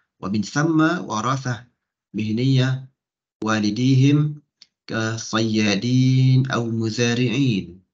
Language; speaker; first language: Arabic; non-native, fluent; Malay